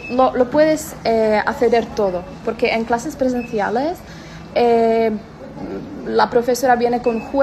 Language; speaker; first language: Spanish; non-native, fluent; Czech